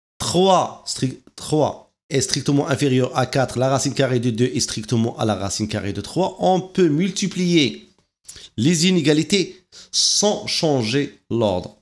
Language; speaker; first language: French; non-native, local second language; Arabic